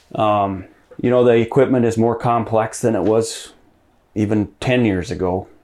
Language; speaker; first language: English; native; English